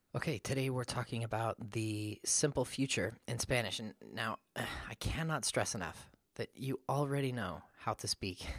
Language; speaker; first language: English; native; English